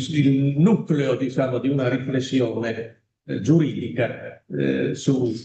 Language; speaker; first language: Italian; native; Italian